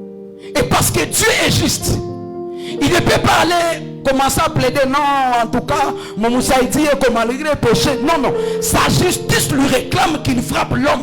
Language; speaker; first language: French; non-native, local second language; Swahili